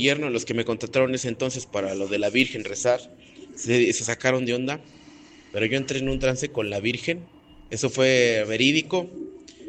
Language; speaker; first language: Spanish; native; Spanish